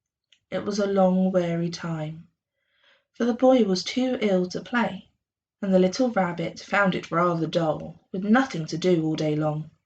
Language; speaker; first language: English; native; English